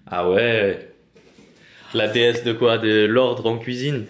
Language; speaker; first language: French; native; French